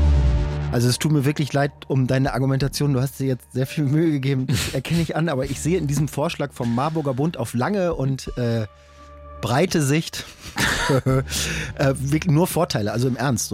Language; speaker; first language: German; native; German